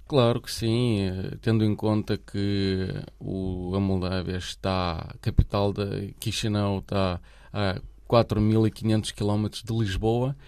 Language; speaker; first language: Portuguese; non-native, fluent; Romanian